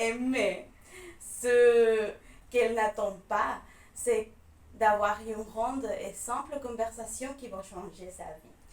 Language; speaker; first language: French; non-native, fluent; Spanish